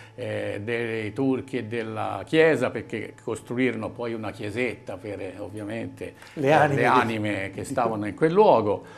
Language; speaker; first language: Italian; native; Italian